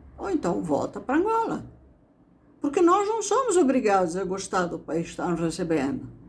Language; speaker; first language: Portuguese; native; Portuguese